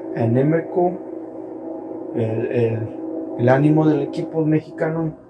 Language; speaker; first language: Spanish; early bilingual, heritage; Spanish